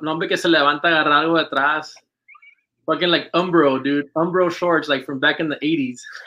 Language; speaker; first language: English; early bilingual, other home language; Spanish